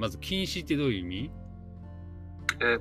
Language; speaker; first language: Japanese; native; Japanese